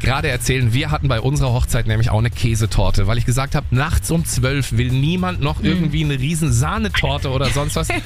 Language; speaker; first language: German; native; German